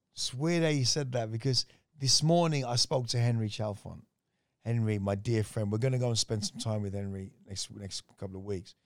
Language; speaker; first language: English; native; English